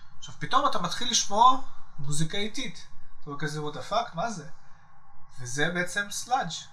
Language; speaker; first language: Hebrew; native; Hebrew